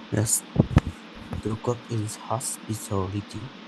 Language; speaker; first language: English; non-native, learner; Vietnamese